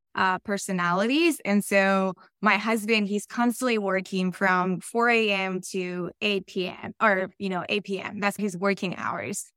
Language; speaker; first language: English; non-native, fluent; Spanish